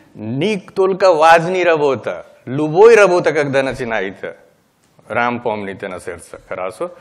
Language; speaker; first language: Russian; non-native, learner; Hindi